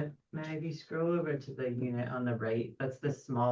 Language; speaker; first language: English; native; English